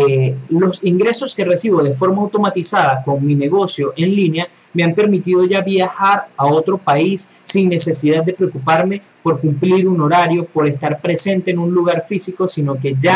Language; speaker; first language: Spanish; native; Spanish